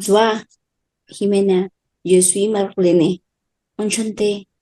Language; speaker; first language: French; non-native, learner; Spanish